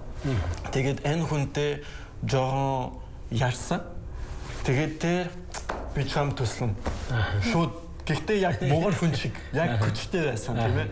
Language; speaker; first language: Mongolian; non-native, learner; French